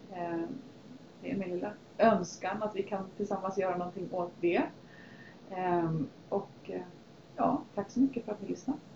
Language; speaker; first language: Swedish; native; Swedish